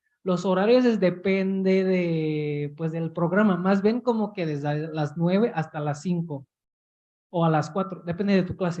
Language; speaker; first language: Spanish; early bilingual, heritage; Spanish